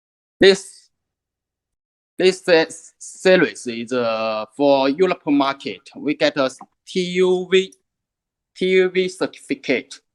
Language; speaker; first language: English; non-native, learner; Chinese